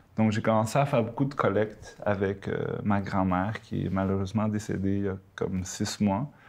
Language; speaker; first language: French; early bilingual, other home language; Spanish